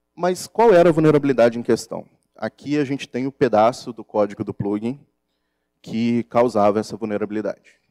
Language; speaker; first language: Portuguese; native; Portuguese